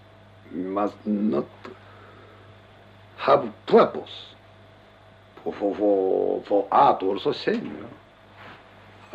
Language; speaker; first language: English; non-native, learner; Japanese